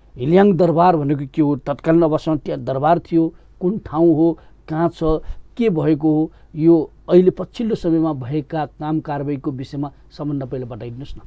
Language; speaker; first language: Nepali; non-native, local second language; Newari